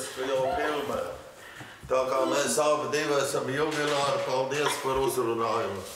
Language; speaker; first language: Latvian; native; Latvian